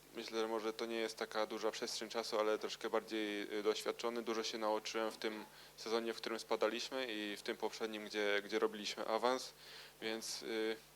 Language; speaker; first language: Polish; native; Polish